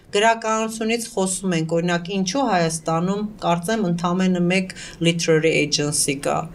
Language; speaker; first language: Armenian; early bilingual, heritage; Armenian